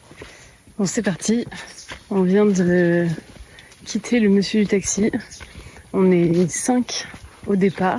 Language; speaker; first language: French; native; French